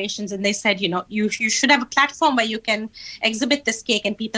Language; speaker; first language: English; non-native, local second language; Hindi